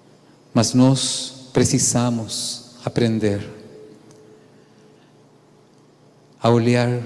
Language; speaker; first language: Portuguese; non-native, fluent; Spanish